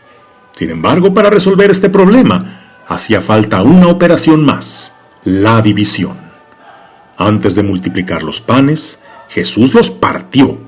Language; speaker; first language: Spanish; native; Spanish